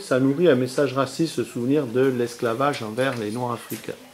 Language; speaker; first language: French; native; French